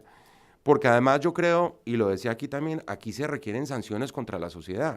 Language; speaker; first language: Spanish; native; Spanish